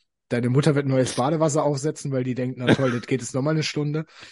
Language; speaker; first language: German; native; German